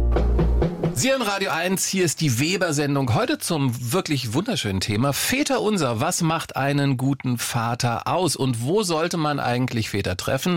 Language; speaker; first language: German; native; German